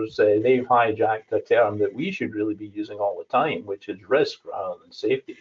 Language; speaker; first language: English; native; English